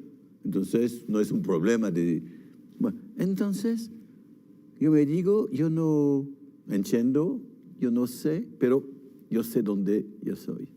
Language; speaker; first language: Spanish; non-native, fluent; French